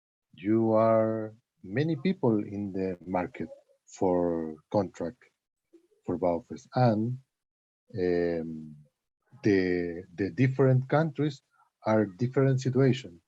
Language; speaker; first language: English; non-native, learner; Spanish